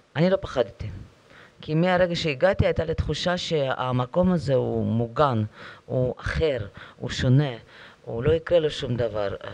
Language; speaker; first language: Hebrew; non-native, fluent; Russian